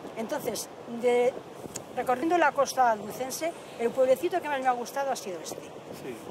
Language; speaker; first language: Spanish; native; Spanish